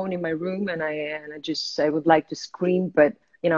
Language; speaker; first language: English; non-native, fluent; Italian